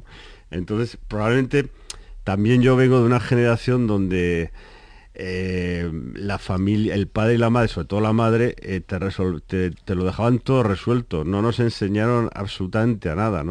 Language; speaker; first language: Spanish; native; Spanish